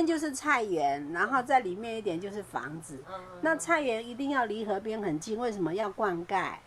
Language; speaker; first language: Chinese; native; Chinese